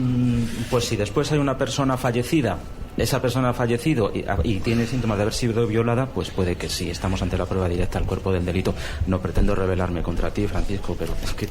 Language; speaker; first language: Spanish; native; Spanish